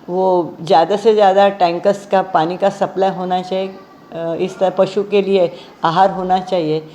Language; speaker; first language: Hindi; non-native, local second language; Marathi